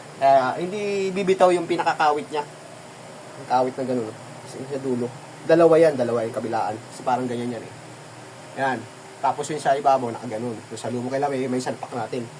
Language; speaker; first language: Filipino; native; Filipino